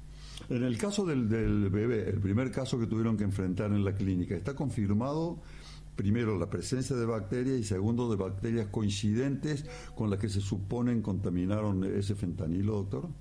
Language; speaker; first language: Spanish; native; Spanish